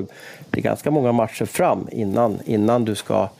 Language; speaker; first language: Swedish; native; Swedish